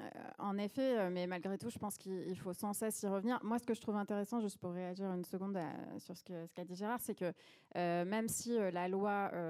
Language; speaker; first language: French; native; French